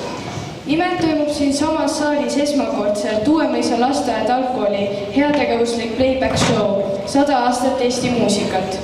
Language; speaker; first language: Estonian; native; Estonian